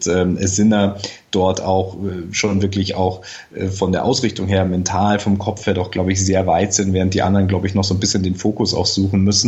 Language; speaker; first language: German; native; German